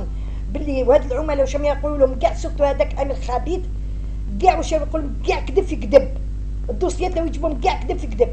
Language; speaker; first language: Arabic; native; Arabic